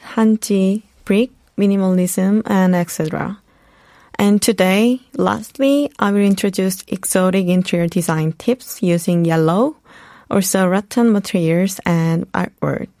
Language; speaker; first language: English; non-native, fluent; Korean